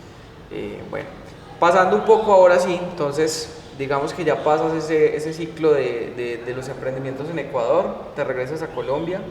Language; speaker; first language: Spanish; native; Spanish